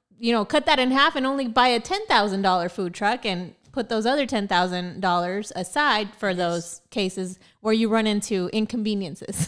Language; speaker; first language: English; early bilingual, other home language; Spanish